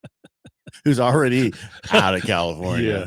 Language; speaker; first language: English; native; English